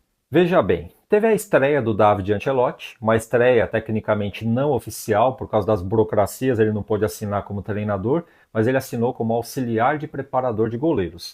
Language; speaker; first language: Portuguese; native; Portuguese